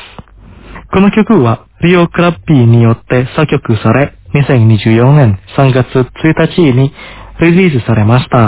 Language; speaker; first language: Japanese; non-native, fluent; Indonesian